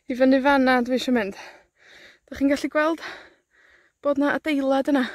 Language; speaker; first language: Welsh; native; Welsh